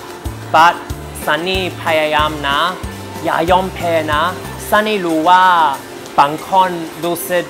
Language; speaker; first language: Thai; non-native, learner; English